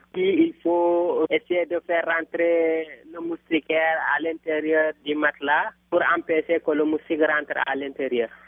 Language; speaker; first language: French; non-native, local second language; Fula